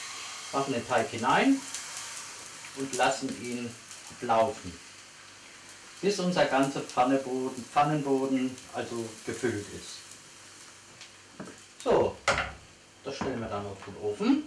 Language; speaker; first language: German; native; German